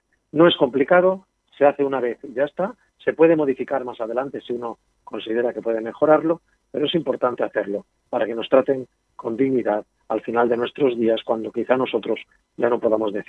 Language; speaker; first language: Spanish; native; Spanish